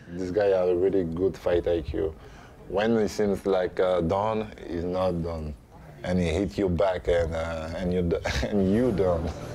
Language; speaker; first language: English; non-native, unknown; French